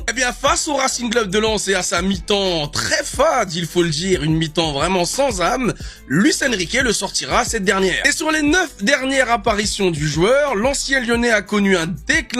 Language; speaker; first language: French; native; French